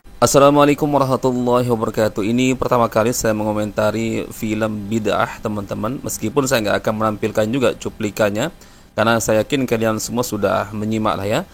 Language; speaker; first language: Indonesian; native; Indonesian